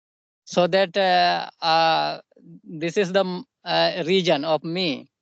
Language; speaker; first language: English; non-native, local second language; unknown